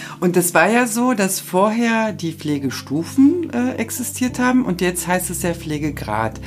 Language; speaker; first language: German; native; German